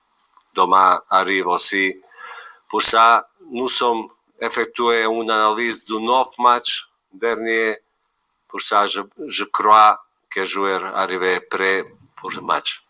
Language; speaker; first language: French; non-native, learner; Bosnian